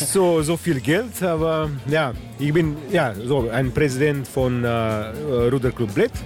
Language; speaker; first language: German; non-native, learner; Slovenian